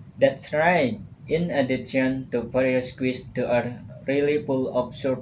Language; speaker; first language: English; non-native, learner; Indonesian